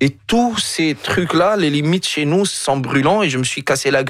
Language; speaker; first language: French; non-native, local second language; Arabic